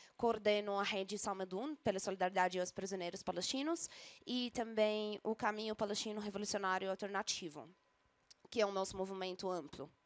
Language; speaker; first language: Portuguese; non-native, fluent; Arabic